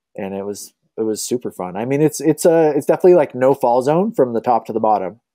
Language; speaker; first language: English; native; English